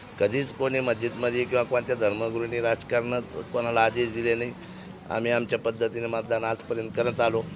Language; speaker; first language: Marathi; non-native, local second language; Urdu